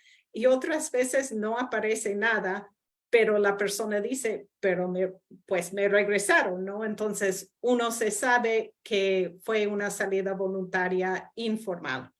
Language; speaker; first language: Spanish; non-native, fluent; English